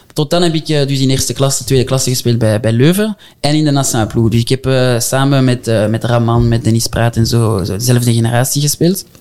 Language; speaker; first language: Dutch; native; Dutch